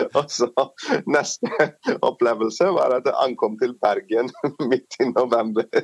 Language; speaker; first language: Norwegian; non-native, fluent; Greek